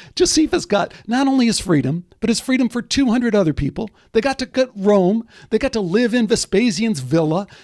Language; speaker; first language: English; native; English